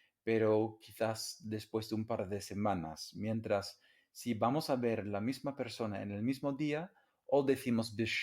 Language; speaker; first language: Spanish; non-native, fluent; English